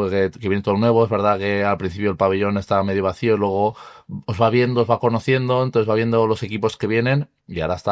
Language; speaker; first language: Spanish; native; Spanish